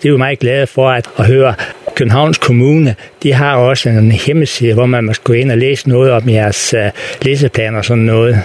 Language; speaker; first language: Danish; native; Danish